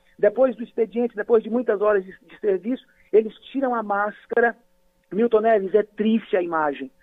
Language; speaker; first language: Portuguese; native; Portuguese